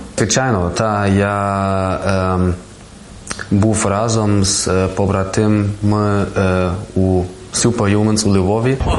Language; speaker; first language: Ukrainian; non-native, learner; German